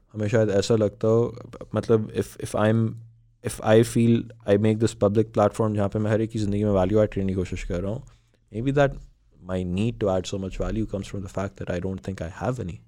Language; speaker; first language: Urdu; native; Urdu